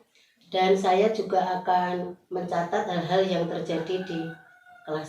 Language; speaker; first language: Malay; non-native, local second language; Javanese